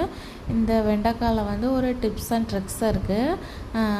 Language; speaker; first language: Tamil; native; Tamil